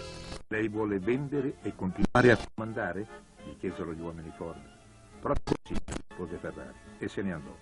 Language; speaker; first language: Italian; native; Italian